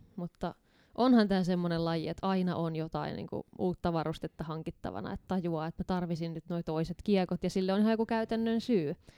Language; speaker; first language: Finnish; native; Finnish